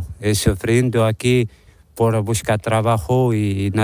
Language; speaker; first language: Spanish; non-native, learner; Arabic